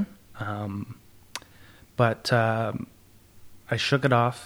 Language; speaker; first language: English; native; English